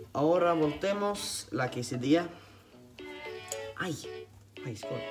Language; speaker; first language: Spanish; non-native, learner; Swedish